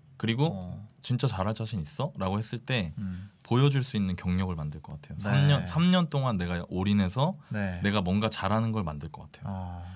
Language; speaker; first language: Korean; native; Korean